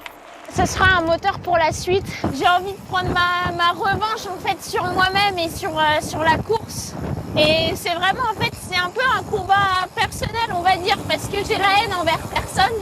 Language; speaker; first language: French; native; French